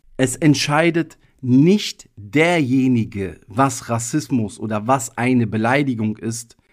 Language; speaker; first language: German; early bilingual, other home language; Italian